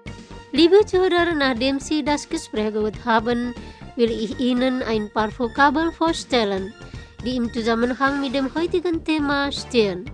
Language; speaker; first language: German; non-native, fluent; Indonesian